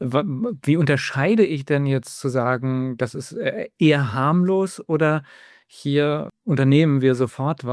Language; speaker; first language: German; native; German